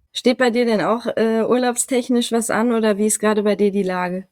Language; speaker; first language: German; native; German